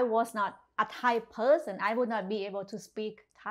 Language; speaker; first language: English; non-native, fluent; Thai